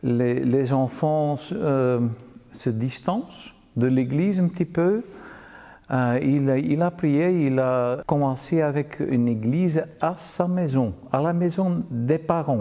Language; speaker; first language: French; non-native, local second language; Dutch